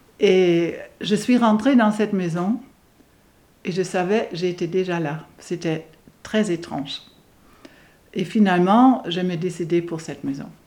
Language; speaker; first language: French; non-native, fluent; German